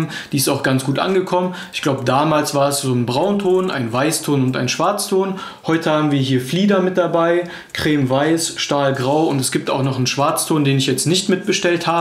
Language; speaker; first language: German; native; German